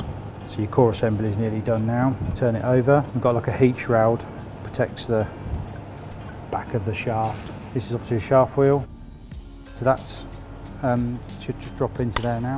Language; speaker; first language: English; native; English